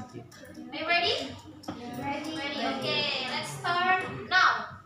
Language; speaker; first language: English; non-native, learner; Indonesian